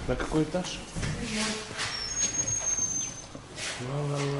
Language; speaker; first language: Russian; native; Russian